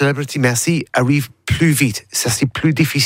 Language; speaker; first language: French; non-native, learner; English